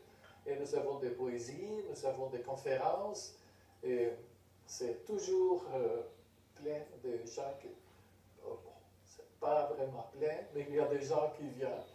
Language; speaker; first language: French; non-native, fluent; Spanish